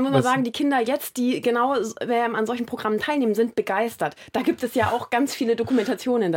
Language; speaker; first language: German; native; German